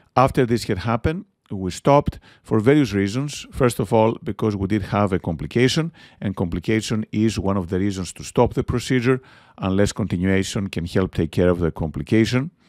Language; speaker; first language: English; non-native, fluent; Greek